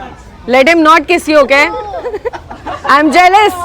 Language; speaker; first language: English; non-native, local second language; Hindi